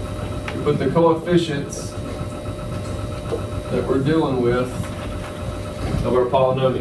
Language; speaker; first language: English; native; English